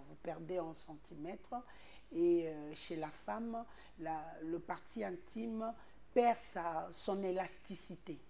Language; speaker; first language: French; non-native, local second language; Lingala